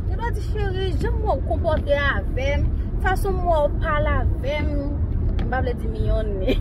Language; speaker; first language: French; non-native, local second language; Haitian Creole